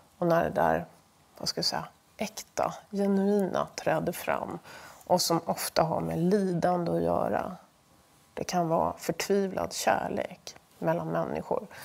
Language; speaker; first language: Swedish; native; Swedish